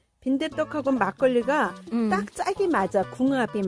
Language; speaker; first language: Korean; native; Korean